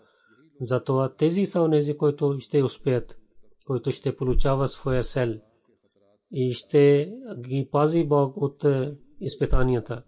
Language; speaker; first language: Bulgarian; non-native, fluent; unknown